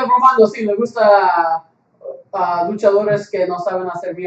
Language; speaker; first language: Spanish; non-native, learner; English